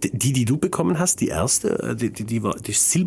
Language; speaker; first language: German; native; German